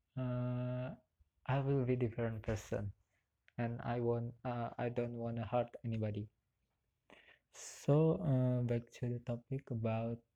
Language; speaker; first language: English; non-native, learner; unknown